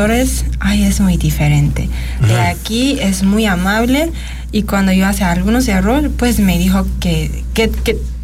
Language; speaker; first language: Spanish; non-native, learner; Chinese